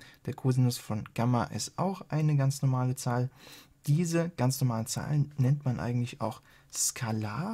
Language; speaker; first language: German; native; German